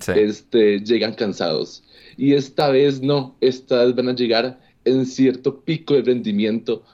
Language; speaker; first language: Spanish; native; Spanish